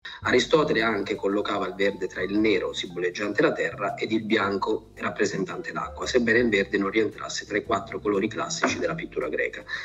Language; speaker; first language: Italian; native; Italian